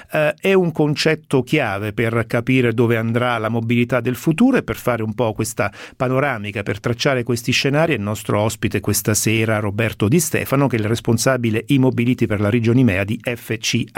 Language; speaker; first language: Italian; native; Italian